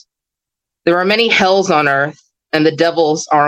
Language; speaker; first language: English; native; English